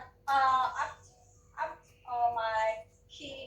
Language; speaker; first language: English; non-native, learner; Chinese